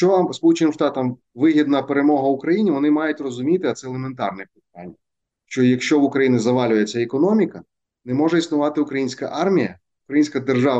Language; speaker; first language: Ukrainian; native; Ukrainian